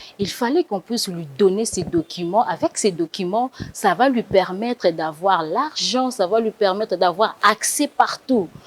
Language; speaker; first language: French; non-native, local second language; Lingala